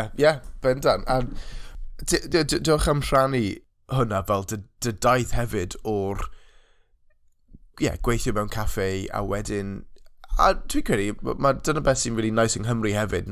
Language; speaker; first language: Welsh; non-native, local second language; English